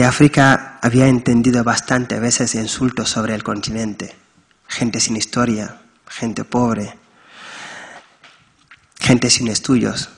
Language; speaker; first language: Spanish; non-native, fluent; Wolof